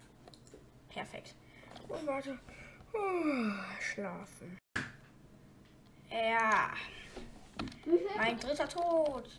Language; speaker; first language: German; native; German